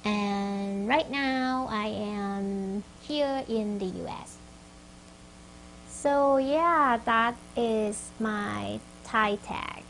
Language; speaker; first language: English; non-native, fluent; Thai